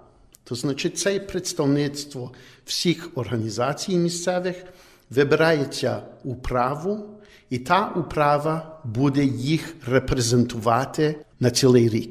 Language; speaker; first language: Ukrainian; early bilingual, heritage; Ukrainian